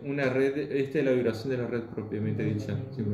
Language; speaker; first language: Spanish; native; Spanish